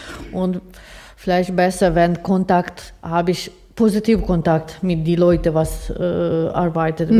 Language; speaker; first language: German; non-native, learner; Ukrainian